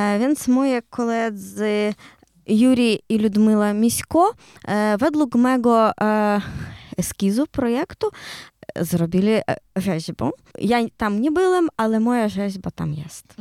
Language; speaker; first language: Polish; non-native, learner; Ukrainian